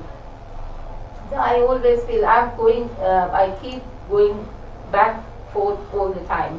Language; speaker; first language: English; non-native, local second language; Sinhala